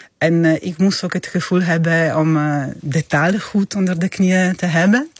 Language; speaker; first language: Dutch; non-native, fluent; Italian